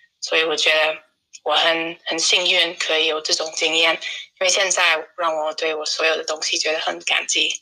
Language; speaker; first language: Chinese; non-native, fluent; English